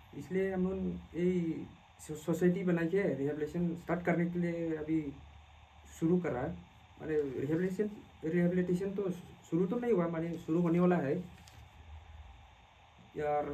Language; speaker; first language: Hindi; non-native, local second language; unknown